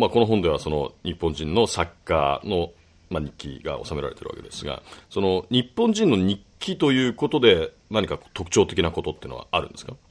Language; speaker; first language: Japanese; native; Japanese